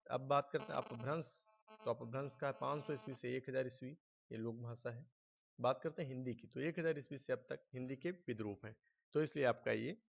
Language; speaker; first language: Hindi; native; Hindi